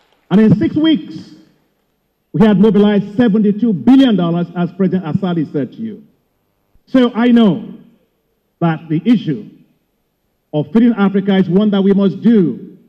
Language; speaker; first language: English; non-native, local second language; Yoruba